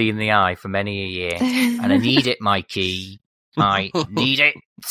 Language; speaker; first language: English; native; English